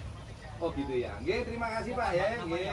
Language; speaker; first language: Indonesian; native; Indonesian